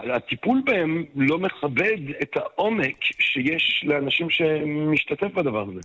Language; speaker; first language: Hebrew; non-native, fluent; French